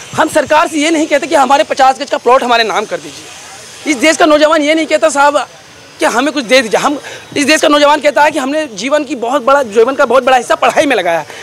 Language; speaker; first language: Hindi; native; Hindi